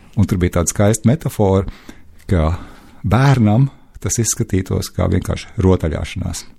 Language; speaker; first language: Latvian; native; Latvian